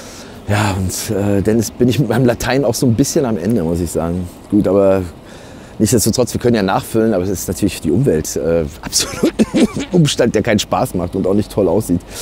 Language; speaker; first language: German; native; German